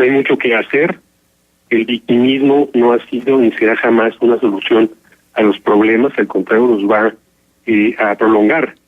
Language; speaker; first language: Spanish; native; Spanish